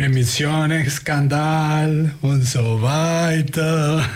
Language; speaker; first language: German; non-native, fluent; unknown